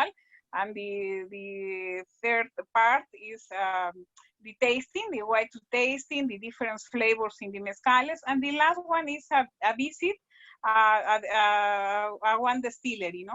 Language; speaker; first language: English; non-native, learner; Spanish